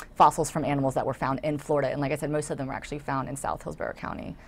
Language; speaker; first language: English; native; English